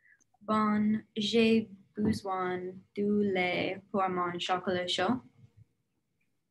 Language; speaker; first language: French; non-native, learner; English